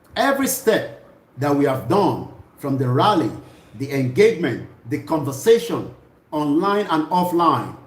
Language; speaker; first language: English; non-native, local second language; Yoruba